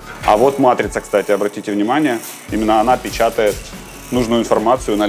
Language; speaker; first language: Russian; native; Russian